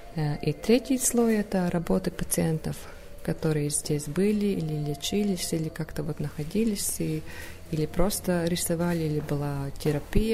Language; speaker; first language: Russian; non-native, local second language; Latvian